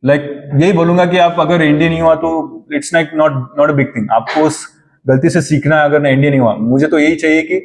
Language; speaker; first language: Hindi; non-native, local second language; Marathi